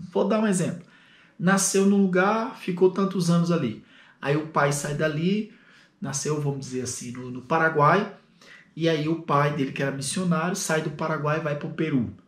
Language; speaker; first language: Portuguese; native; Portuguese